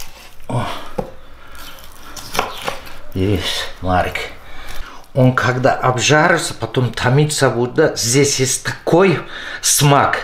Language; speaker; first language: Russian; non-native, fluent; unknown